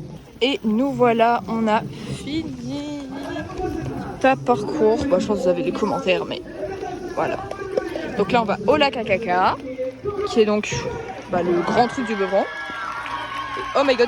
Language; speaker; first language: French; native; French